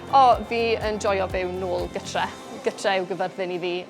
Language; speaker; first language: Welsh; native; Welsh